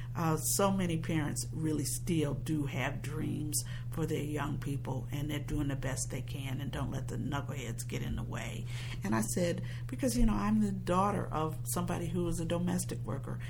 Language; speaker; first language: English; native; English